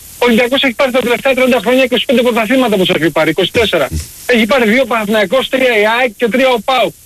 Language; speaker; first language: Greek; early bilingual, heritage; Greek